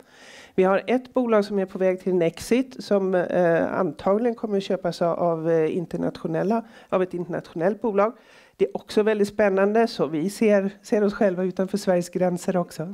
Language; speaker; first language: Swedish; native; Swedish